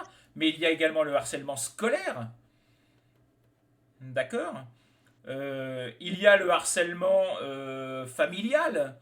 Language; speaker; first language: French; native; French